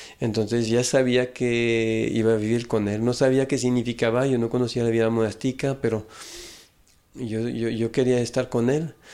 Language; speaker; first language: Spanish; non-native, fluent; French